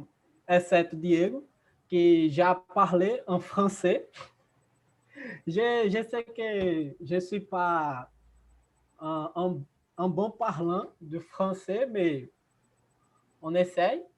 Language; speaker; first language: French; non-native, learner; Portuguese